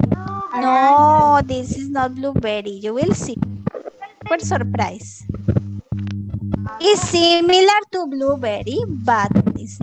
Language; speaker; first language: English; non-native, fluent; Spanish